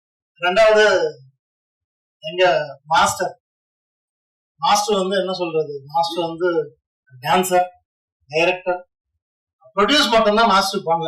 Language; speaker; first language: Tamil; native; Tamil